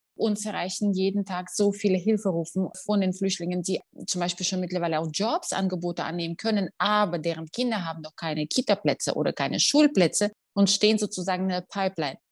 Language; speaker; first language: German; non-native, fluent; Russian